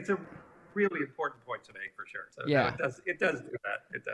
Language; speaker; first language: English; native; English